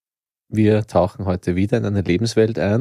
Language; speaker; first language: German; native; German